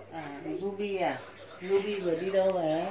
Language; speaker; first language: Vietnamese; native; Vietnamese